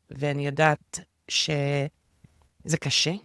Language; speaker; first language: Hebrew; non-native, fluent; English